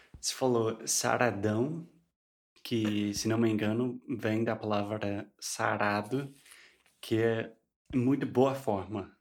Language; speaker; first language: Portuguese; non-native, fluent; English